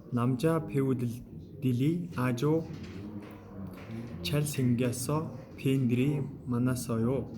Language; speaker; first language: Korean; non-native, learner; Mongolian